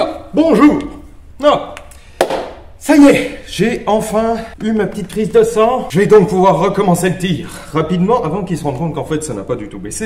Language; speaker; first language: French; native; French